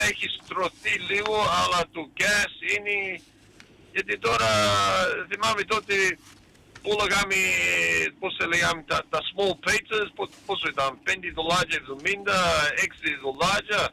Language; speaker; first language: Greek; early bilingual, heritage; Greek